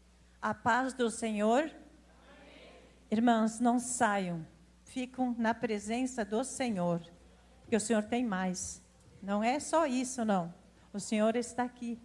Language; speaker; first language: Portuguese; native; Portuguese